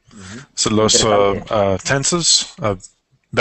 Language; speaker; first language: Spanish; non-native, learner; English